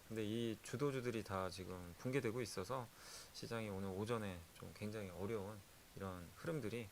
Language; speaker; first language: Korean; native; Korean